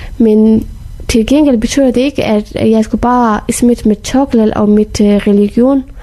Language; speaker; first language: Danish; non-native, fluent; Persian